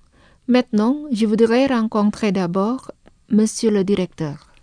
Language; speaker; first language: French; non-native, fluent; Indonesian